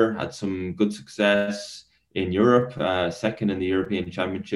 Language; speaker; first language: English; native; English